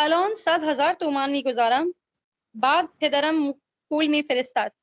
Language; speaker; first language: Persian; non-native, learner; Urdu